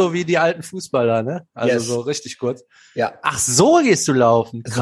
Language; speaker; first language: German; native; German